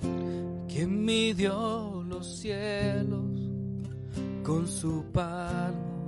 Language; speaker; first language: Spanish; native; Spanish